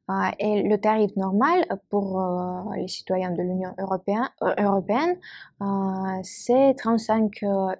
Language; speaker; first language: French; non-native, fluent; Russian